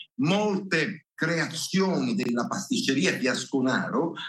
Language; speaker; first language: Italian; native; Italian